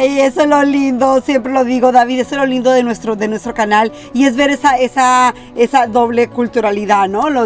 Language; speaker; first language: Spanish; native; Spanish